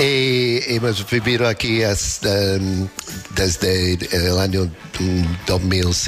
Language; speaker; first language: Spanish; non-native, learner; English